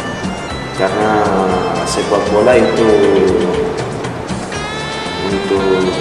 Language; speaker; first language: Indonesian; non-native, fluent; Spanish